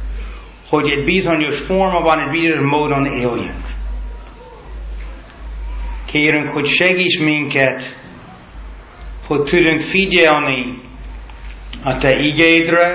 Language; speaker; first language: Hungarian; non-native, learner; English